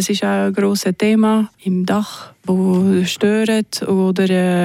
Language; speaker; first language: German; non-native, local second language; French